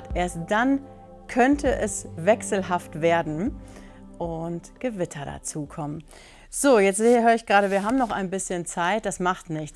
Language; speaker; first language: German; native; German